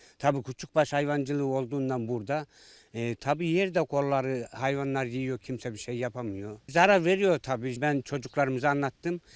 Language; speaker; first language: Turkish; native; Turkish